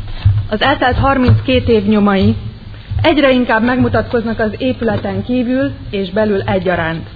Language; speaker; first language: Hungarian; native; Hungarian